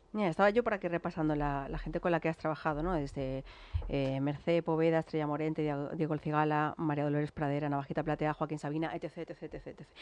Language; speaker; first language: Spanish; native; Spanish